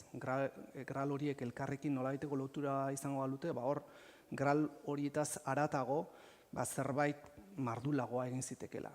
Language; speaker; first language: Basque; native; Basque